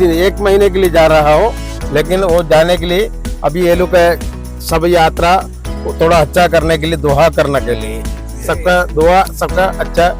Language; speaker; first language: Hindi; non-native, local second language; Malayalam